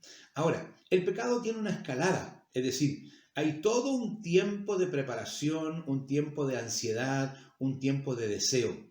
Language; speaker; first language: Spanish; native; Spanish